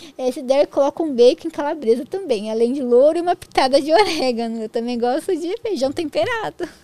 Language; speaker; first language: Portuguese; native; Portuguese